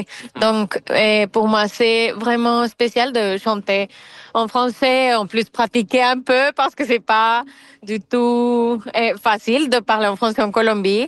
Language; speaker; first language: French; non-native, fluent; Spanish